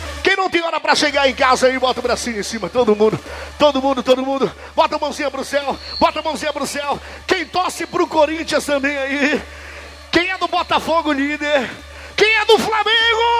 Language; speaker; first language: Portuguese; native; Portuguese